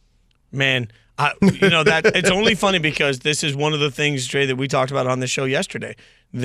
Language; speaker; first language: English; native; English